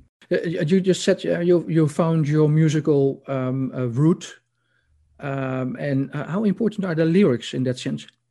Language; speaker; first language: English; non-native, fluent; Dutch